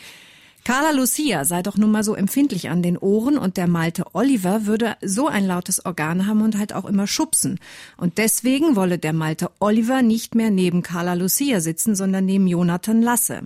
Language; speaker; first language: German; native; German